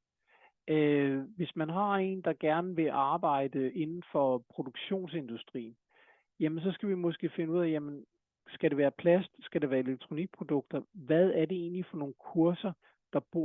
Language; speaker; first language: Danish; native; Danish